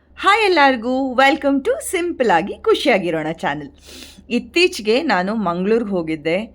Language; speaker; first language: Kannada; non-native, local second language; Tulu